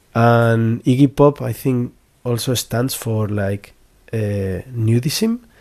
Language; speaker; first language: English; non-native, fluent; Spanish